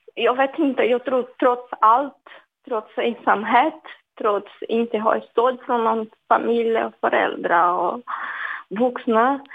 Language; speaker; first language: Swedish; non-native, fluent; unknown